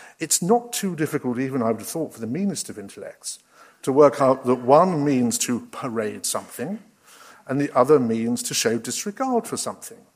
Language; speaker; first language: English; native; English